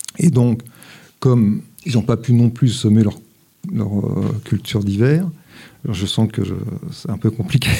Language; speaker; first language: French; native; French